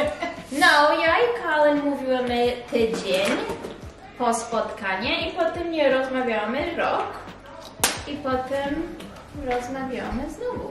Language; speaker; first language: Polish; early bilingual, heritage; English